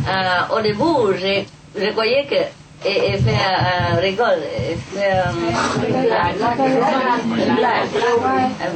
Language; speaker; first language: French; non-native, learner; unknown